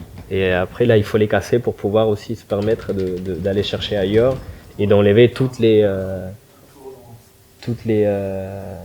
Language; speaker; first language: French; non-native, fluent; Spanish